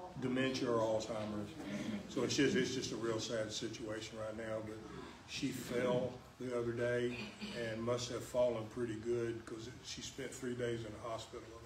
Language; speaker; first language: English; native; English